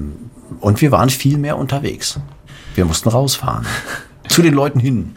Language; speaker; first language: German; native; German